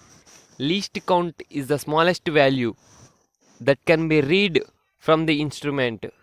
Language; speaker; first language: English; non-native, local second language; Telugu